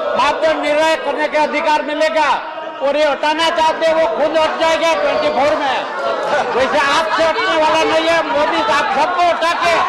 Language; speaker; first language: Hindi; non-native, local second language; Gujarati